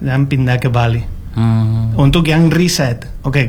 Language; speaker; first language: Indonesian; non-native, learner; Spanish